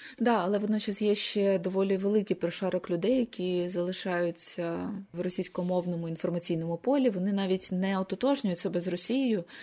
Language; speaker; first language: Ukrainian; native; Ukrainian